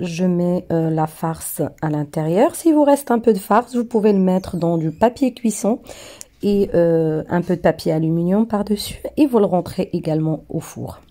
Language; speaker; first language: French; non-native, local second language; Arabic